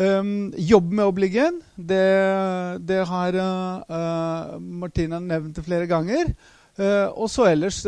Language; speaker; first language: Norwegian; non-native, fluent; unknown